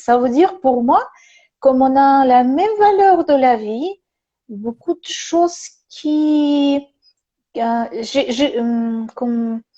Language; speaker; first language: French; non-native, learner; Russian